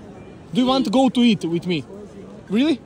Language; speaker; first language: English; non-native, learner; Serbian